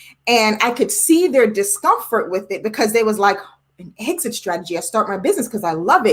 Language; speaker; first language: English; native; English